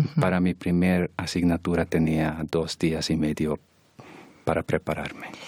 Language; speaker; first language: Spanish; non-native, fluent; Hungarian